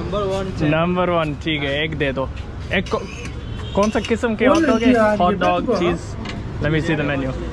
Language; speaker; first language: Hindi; non-native, learner; English